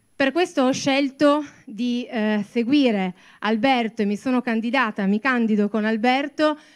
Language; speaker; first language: Italian; native; Italian